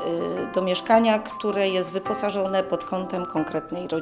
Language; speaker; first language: Polish; native; Polish